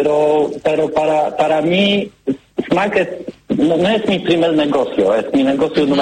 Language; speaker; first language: Spanish; non-native, learner; Polish